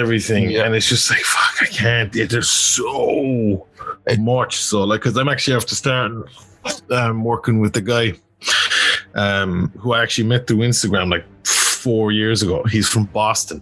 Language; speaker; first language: English; native; English